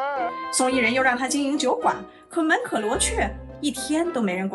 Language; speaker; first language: Chinese; native; Chinese